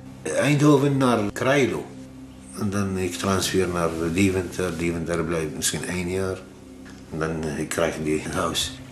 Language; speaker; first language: Dutch; non-native, learner; Arabic